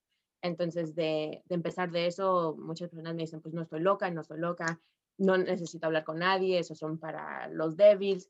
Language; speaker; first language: Spanish; early bilingual, heritage; Spanish